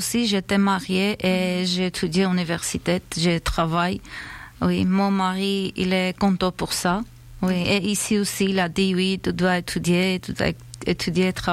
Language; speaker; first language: French; non-native, learner; Armenian